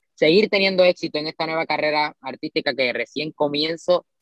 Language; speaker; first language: Spanish; native; Spanish